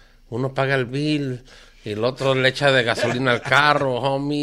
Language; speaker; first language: Spanish; early bilingual, other home language; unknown